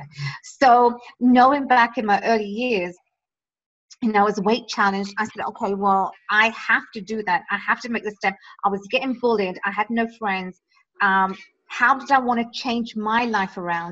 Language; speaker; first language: English; native; English